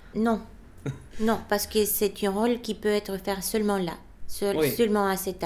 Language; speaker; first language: French; non-native, fluent; Bulgarian